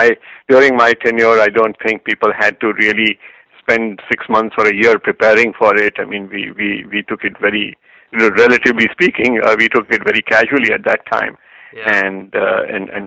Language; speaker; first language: English; non-native, local second language; Hindi